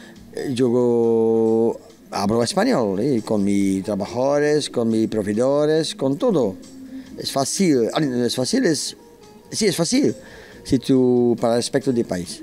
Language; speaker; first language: Spanish; non-native, learner; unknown